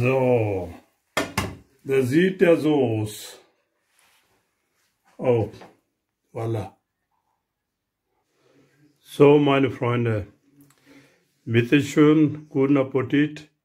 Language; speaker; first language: German; non-native, learner; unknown